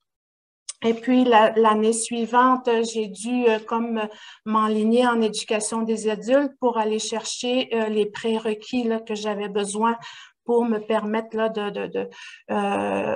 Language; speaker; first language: French; non-native, local second language; Innu-aimun